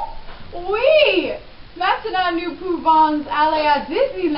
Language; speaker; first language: French; non-native, learner; English